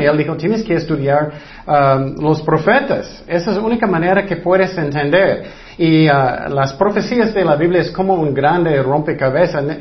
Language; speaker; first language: Spanish; non-native, fluent; English